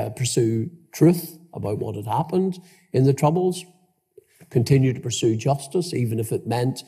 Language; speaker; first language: English; native; English